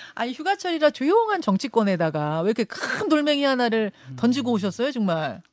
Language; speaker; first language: Korean; native; Korean